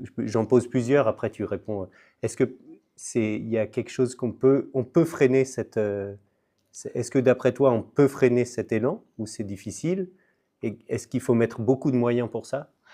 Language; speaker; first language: French; native; French